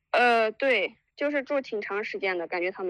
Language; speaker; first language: Chinese; native; Chinese